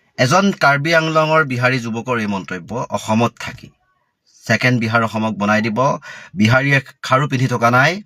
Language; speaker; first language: Assamese; native; Assamese